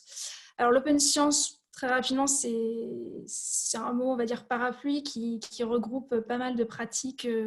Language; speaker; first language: French; native; French